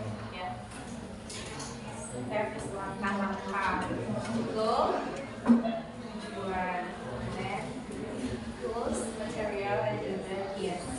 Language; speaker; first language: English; non-native, learner; Indonesian